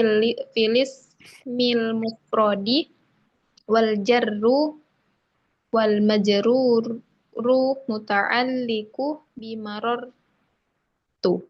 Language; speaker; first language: Arabic; non-native, learner; Indonesian